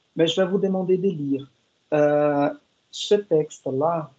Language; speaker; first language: French; non-native, fluent; Portuguese